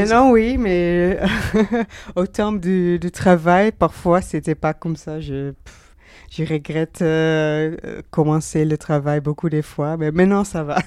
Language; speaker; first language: French; non-native, learner; Dutch